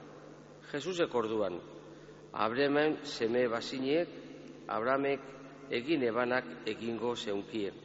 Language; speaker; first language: Basque; native; Basque